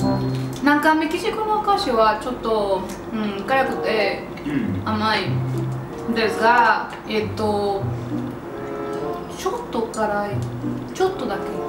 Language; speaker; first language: Japanese; non-native, learner; Spanish